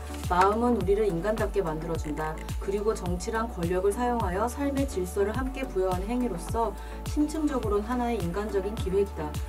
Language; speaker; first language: Korean; native; Korean